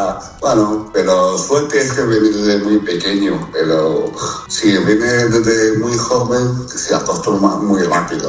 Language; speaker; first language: Spanish; non-native, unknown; Chinese